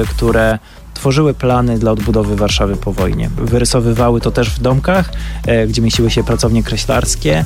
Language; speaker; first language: Polish; native; Polish